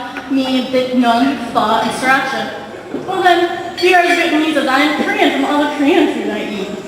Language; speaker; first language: English; early bilingual, heritage; Vietnamese